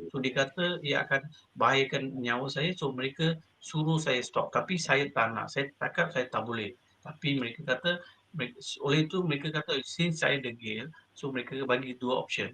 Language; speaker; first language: Malay; non-native, local second language; Tamil